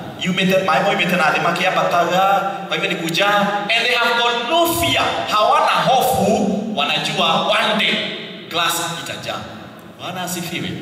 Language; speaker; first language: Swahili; non-native, local second language; Kikuyu